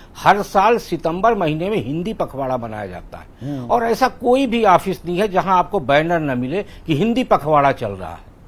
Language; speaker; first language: Hindi; native; Hindi